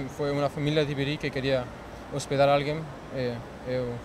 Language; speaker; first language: Portuguese; non-native, learner; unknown